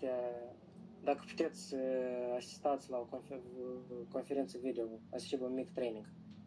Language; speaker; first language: Russian; non-native, local second language; Romanian